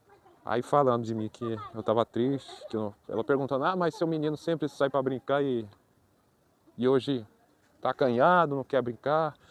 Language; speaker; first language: Portuguese; native; Portuguese